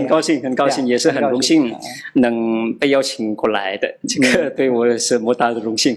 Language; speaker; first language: Chinese; non-native, fluent; Madurese